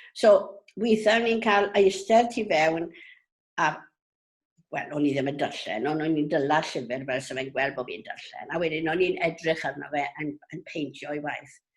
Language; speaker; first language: Welsh; native; Welsh